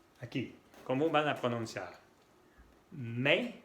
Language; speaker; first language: Spanish; non-native, fluent; French